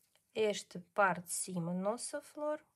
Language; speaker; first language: Portuguese; non-native, learner; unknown